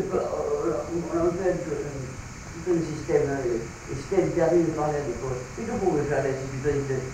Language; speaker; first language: French; native; French